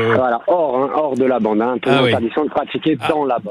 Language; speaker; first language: French; native; French